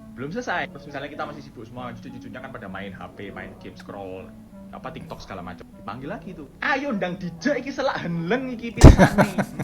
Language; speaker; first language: Indonesian; native; Indonesian